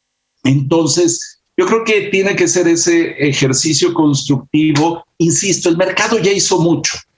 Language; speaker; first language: Spanish; native; Spanish